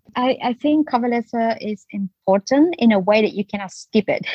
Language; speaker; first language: English; non-native, fluent; Vietnamese